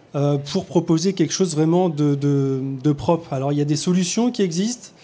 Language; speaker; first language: French; native; French